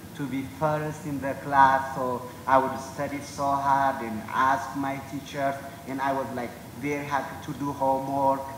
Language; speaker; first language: English; non-native, fluent; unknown